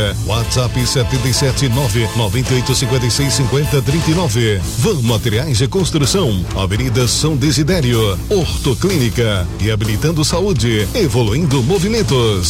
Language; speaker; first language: Portuguese; native; Portuguese